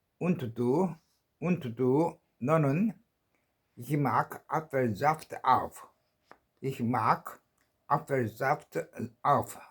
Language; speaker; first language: German; non-native, learner; Korean